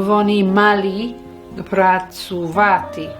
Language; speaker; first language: Ukrainian; non-native, learner; English